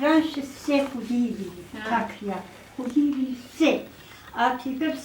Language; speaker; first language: Russian; non-native, local second language; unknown